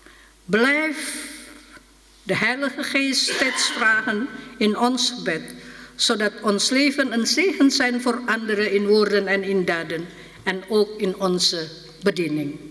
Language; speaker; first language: Dutch; non-native, fluent; Indonesian